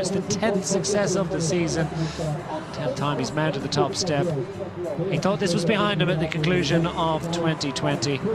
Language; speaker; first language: English; native; English